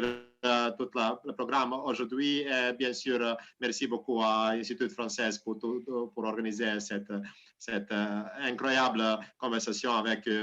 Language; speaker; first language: French; non-native, learner; Serbian